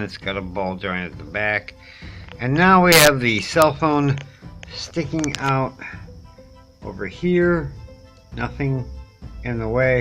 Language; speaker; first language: English; native; English